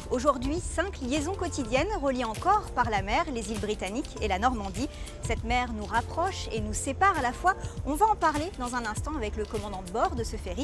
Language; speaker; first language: French; native; French